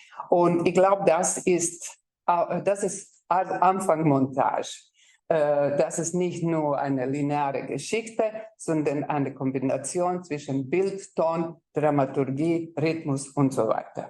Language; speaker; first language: German; non-native, fluent; Croatian